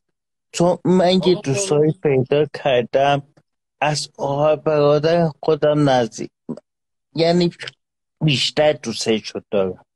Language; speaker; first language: Persian; non-native, local second language; Azerbaijani